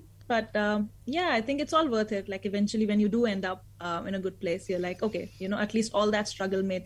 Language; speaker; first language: English; non-native, local second language; Hindi